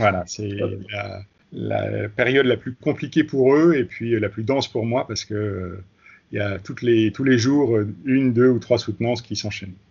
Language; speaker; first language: French; native; French